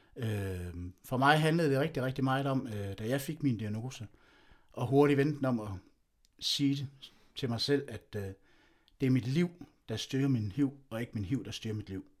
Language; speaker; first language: Danish; native; Danish